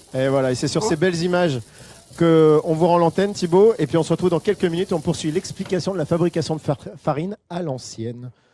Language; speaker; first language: French; native; French